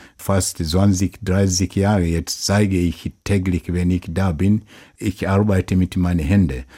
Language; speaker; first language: German; non-native, learner; Swahili